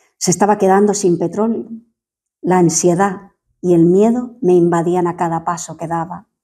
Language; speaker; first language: Spanish; non-native, fluent; English